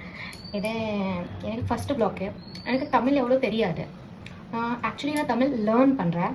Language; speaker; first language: Tamil; non-native, learner; Marathi